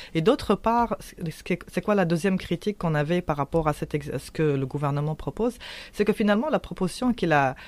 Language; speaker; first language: French; non-native, local second language; Arabic